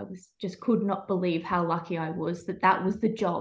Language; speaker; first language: English; native; English